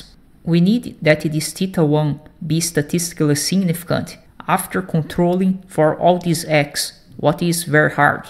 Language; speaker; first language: English; non-native, fluent; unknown